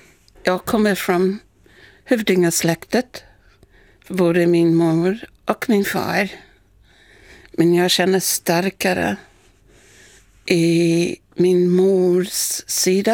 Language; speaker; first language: Swedish; non-native, fluent; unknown